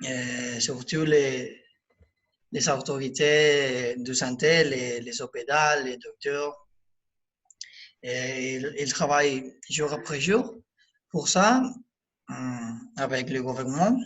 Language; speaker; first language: French; non-native, learner; Spanish